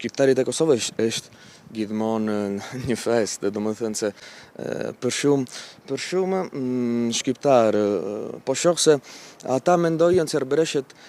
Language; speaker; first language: Albanian; early bilingual, heritage; Albanian